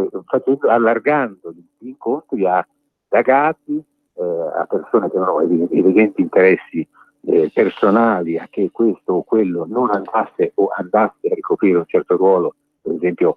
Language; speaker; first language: Italian; native; Italian